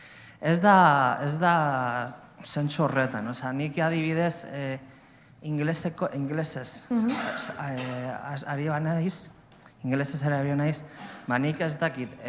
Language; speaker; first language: Basque; non-native, learner; Spanish